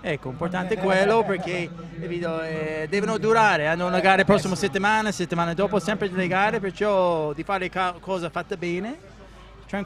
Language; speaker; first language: Italian; non-native, fluent; English